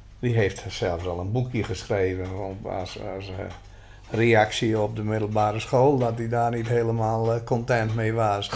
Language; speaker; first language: Dutch; non-native, local second language; Western Frisian